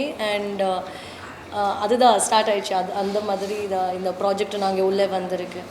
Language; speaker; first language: Tamil; non-native, learner; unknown